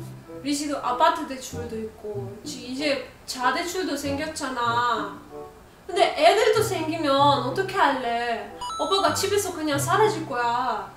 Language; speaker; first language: Korean; non-native, fluent; Russian